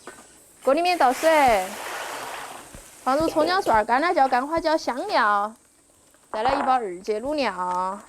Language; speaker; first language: Chinese; native; Chinese